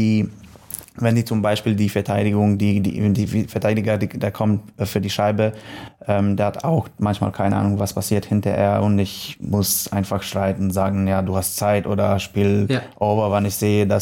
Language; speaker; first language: German; non-native, learner; Polish